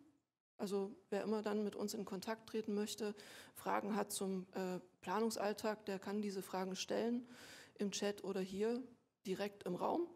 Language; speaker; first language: German; native; German